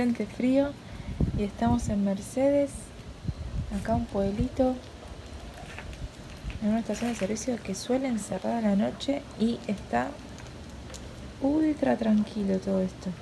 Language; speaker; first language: Spanish; native; Spanish